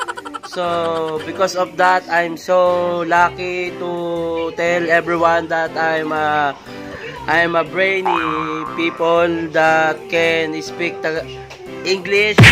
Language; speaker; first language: English; non-native, local second language; Filipino